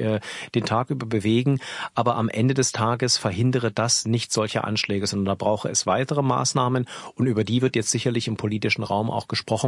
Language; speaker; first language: German; native; German